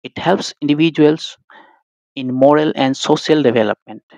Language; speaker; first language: English; non-native, local second language; Assamese